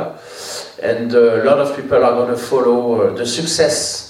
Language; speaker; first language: English; non-native, fluent; French